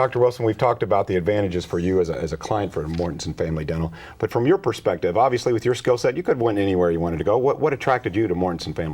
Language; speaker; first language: English; native; English